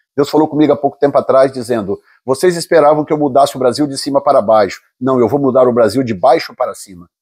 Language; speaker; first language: Portuguese; native; Portuguese